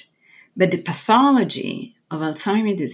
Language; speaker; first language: English; non-native, fluent; Italian